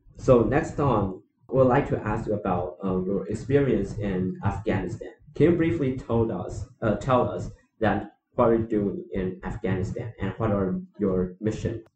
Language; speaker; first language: English; non-native, fluent; Chinese